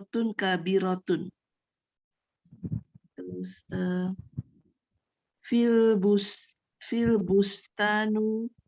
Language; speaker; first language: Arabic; non-native, learner; Indonesian